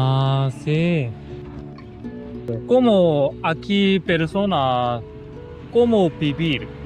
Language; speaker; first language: Spanish; non-native, learner; Korean